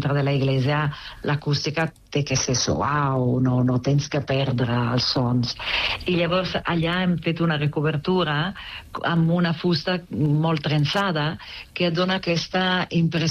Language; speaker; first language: Catalan; non-native, fluent; Italian